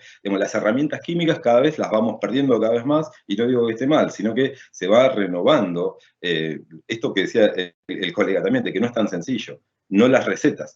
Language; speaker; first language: Spanish; native; Spanish